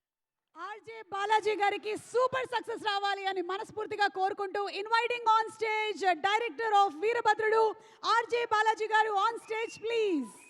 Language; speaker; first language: Telugu; native; Telugu